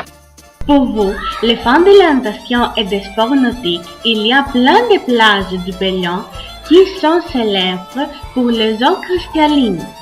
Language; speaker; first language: French; non-native, learner; Greek